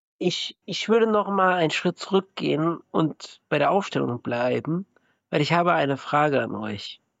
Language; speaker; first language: German; native; German